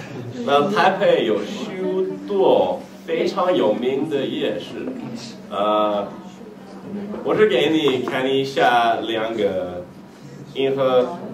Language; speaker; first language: Chinese; non-native, learner; English